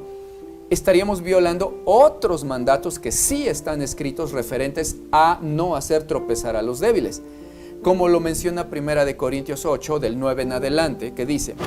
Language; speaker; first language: Spanish; native; Spanish